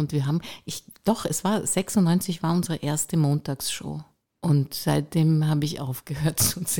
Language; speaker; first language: German; native; German